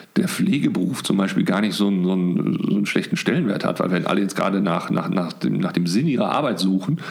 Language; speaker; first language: German; native; German